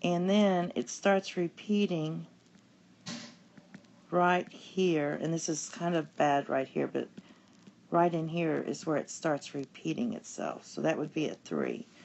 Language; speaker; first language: English; native; English